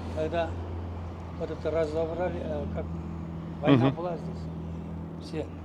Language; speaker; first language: Russian; non-native, local second language; Kazakh